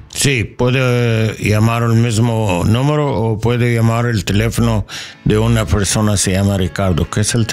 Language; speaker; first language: Spanish; non-native, learner; English